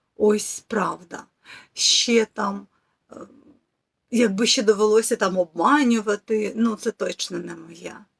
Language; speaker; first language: Ukrainian; native; Ukrainian